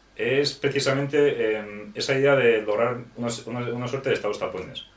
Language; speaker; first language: Spanish; non-native, fluent; Ukrainian